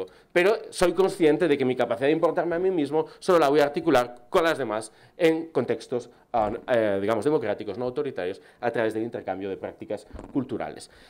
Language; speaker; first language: Spanish; native; Spanish